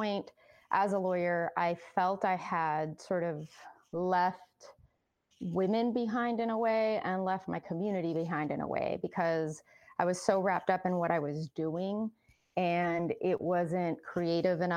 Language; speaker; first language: English; early bilingual, other home language; Spanish